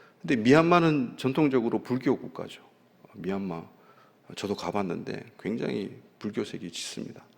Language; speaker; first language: Korean; native; Korean